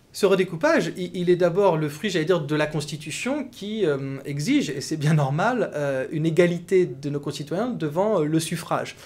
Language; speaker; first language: French; native; French